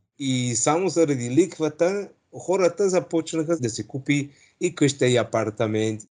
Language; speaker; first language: Bulgarian; non-native, learner; English